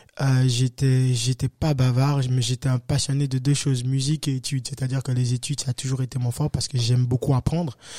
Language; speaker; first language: French; native; French